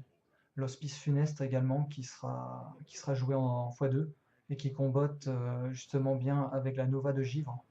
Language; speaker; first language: French; native; French